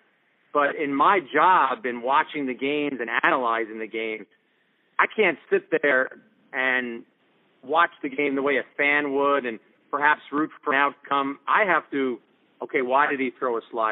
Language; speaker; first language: English; native; English